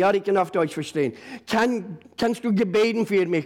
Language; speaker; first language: German; non-native, learner; English